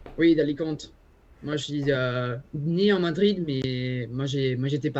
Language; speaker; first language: French; non-native, learner; Spanish